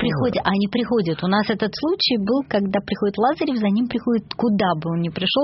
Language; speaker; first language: Russian; native; Russian